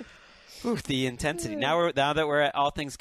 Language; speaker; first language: English; native; English